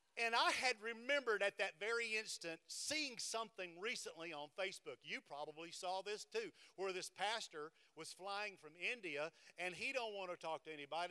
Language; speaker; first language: English; native; English